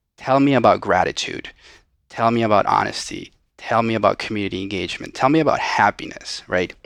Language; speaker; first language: English; non-native, fluent; Spanish